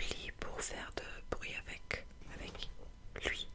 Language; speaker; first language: French; non-native, fluent; English